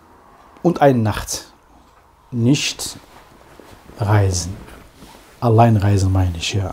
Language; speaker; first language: German; non-native, fluent; Arabic